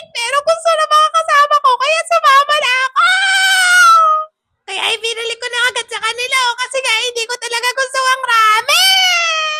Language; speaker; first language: Filipino; native; Filipino